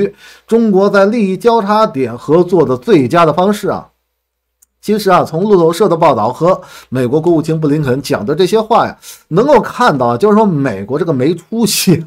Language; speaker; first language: Chinese; native; Chinese